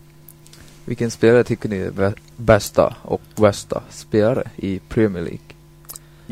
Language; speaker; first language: Swedish; non-native, fluent; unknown